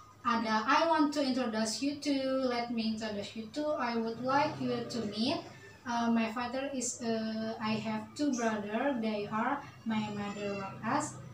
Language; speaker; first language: English; non-native, learner; Indonesian